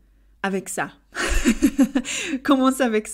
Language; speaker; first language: French; non-native, learner; English